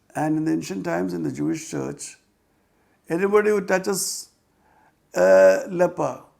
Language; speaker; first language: English; non-native, local second language; Malayalam